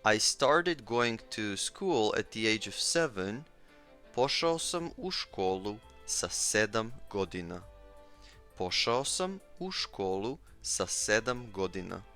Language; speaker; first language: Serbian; native; Serbian